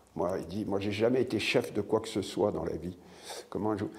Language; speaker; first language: French; native; French